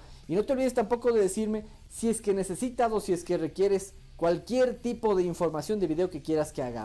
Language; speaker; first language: Spanish; native; Spanish